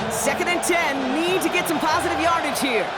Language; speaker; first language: English; native; English